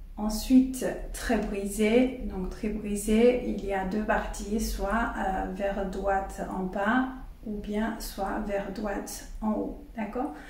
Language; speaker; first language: French; non-native, fluent; Chinese